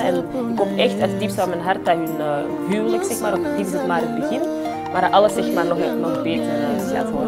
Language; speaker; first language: Dutch; early bilingual, other home language; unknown